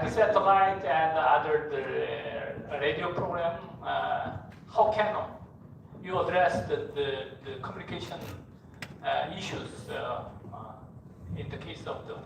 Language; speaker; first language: English; non-native, fluent; Korean